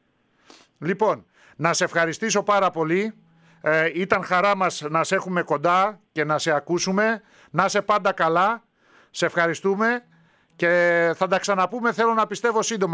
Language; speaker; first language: Greek; native; Greek